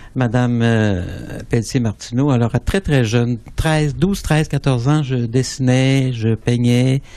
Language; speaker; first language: French; native; French